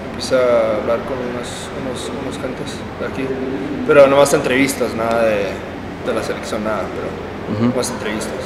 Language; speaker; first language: Spanish; early bilingual, heritage; Spanish